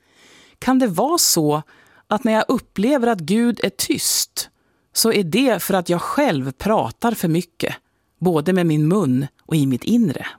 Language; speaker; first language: Swedish; native; Swedish